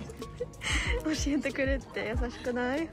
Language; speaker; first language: Japanese; non-native, fluent; English